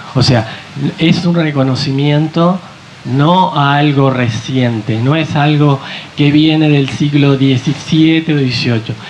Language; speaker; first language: Spanish; native; Spanish